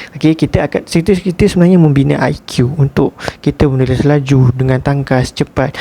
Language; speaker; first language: Malay; native; Malay